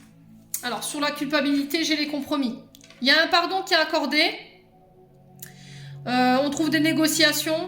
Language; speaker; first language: French; native; French